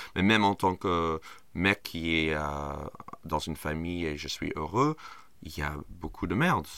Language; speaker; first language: French; non-native, fluent; English